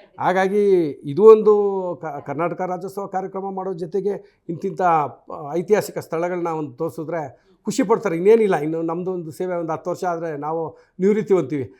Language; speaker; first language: Kannada; non-native, local second language; Telugu